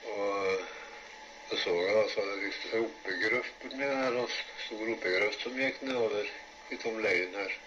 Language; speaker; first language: Norwegian; native; Norwegian